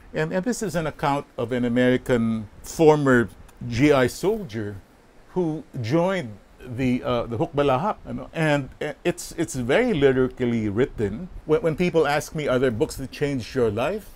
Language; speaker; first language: English; non-native, local second language; Filipino